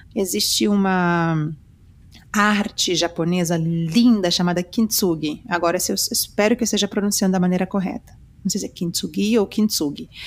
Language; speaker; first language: Portuguese; early bilingual, heritage; Portuguese